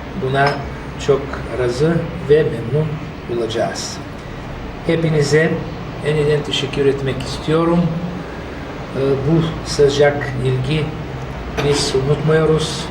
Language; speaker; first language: Turkish; non-native, fluent; Bulgarian